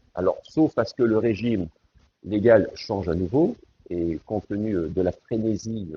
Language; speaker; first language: French; native; French